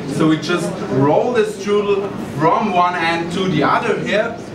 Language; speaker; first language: English; non-native, fluent; German